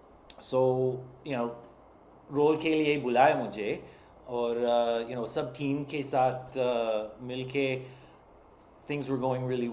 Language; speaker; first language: Hindi; non-native, learner; English